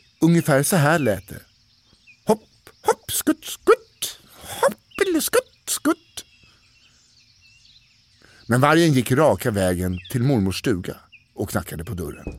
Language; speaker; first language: Swedish; native; Swedish